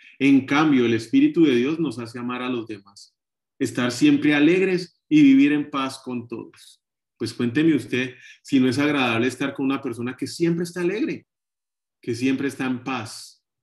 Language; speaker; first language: Spanish; native; Spanish